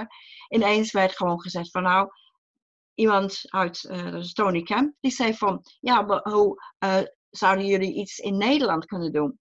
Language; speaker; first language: Dutch; non-native, fluent; English